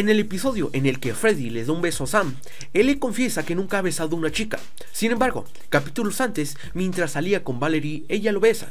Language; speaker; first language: Spanish; native; Spanish